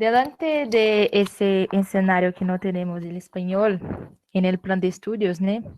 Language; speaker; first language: Spanish; non-native, learner; Portuguese